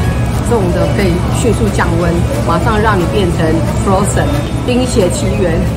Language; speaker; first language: Chinese; native; Chinese